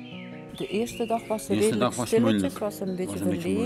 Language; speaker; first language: Dutch; native; Dutch